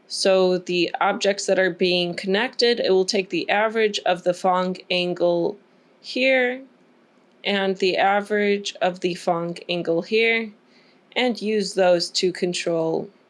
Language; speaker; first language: English; native; English